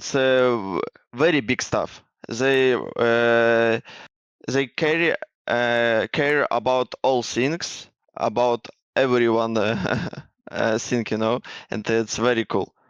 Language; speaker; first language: English; non-native, learner; Russian